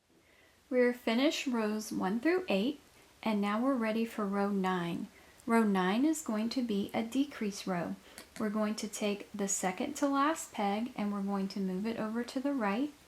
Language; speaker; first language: English; native; English